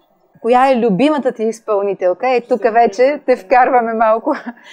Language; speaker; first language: Bulgarian; native; Bulgarian